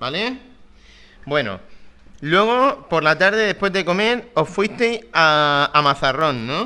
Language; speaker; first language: Spanish; native; Spanish